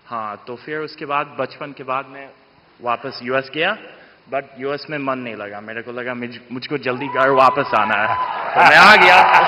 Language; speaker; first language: Hindi; non-native, fluent; English